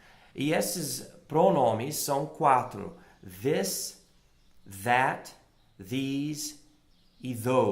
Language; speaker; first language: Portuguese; non-native, fluent; English